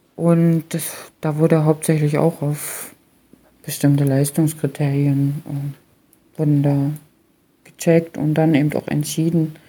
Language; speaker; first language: German; native; German